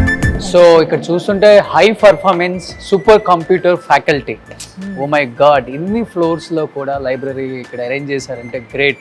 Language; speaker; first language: Telugu; native; Telugu